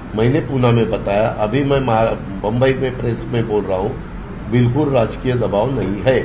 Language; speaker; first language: Hindi; non-native, local second language; Marathi